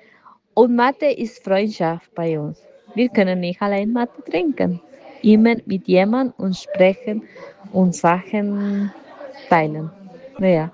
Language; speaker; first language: German; non-native, learner; Spanish